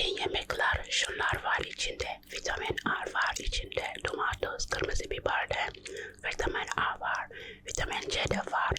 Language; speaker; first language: Turkish; non-native, learner; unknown